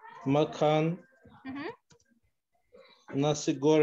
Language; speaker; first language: Indonesian; non-native, learner; Turkish